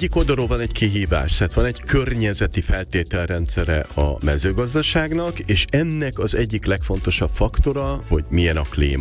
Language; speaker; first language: Hungarian; native; Hungarian